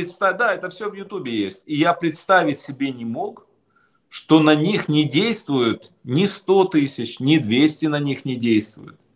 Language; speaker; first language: Russian; native; Russian